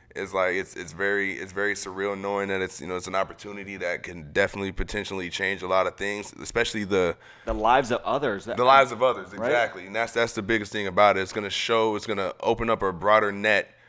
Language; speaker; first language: English; native; English